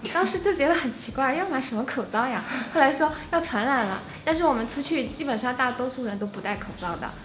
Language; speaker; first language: Chinese; native; Chinese